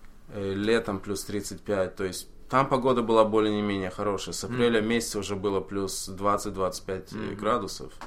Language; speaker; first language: Russian; early bilingual, heritage; Russian